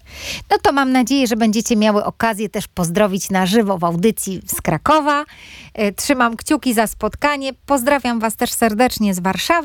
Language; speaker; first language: Polish; native; Polish